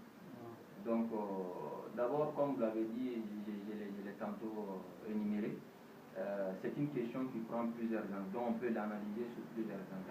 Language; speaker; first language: French; non-native, local second language; Bambara